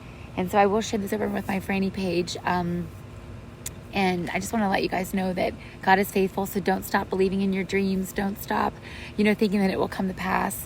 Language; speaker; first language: English; native; English